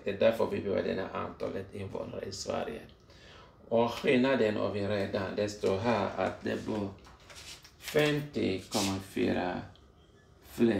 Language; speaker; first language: Swedish; non-native, fluent; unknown